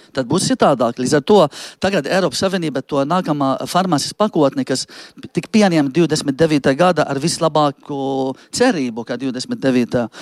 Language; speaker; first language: Latvian; non-native, fluent; Arabic